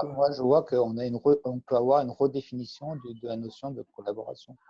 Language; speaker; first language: French; native; French